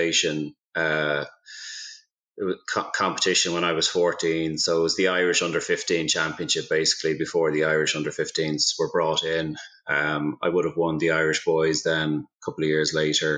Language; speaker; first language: English; native; English